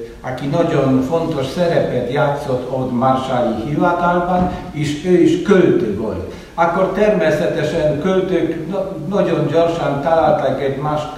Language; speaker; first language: Hungarian; non-native, fluent; Polish